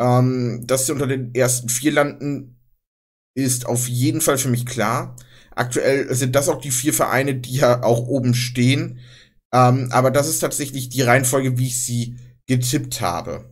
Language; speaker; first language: German; native; German